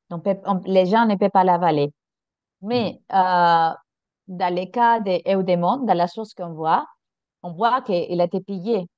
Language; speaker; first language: French; non-native, fluent; Spanish